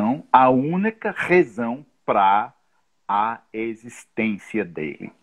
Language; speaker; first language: Portuguese; non-native, fluent; English